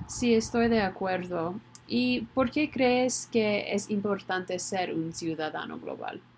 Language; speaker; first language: Spanish; non-native, learner; English